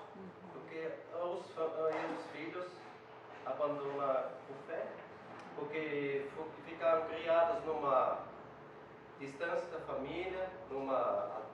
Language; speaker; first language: Portuguese; non-native, fluent; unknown